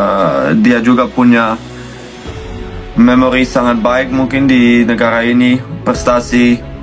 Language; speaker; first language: Indonesian; non-native, fluent; Dutch